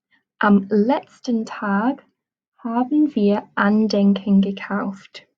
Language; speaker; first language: German; non-native, fluent; English